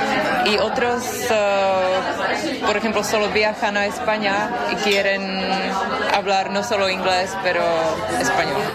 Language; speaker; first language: Spanish; non-native, fluent; Czech